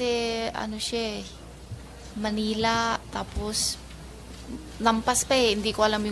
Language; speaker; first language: Filipino; non-native, learner; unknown